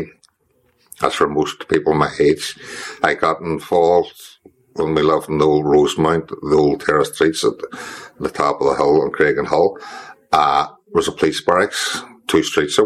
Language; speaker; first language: English; native; English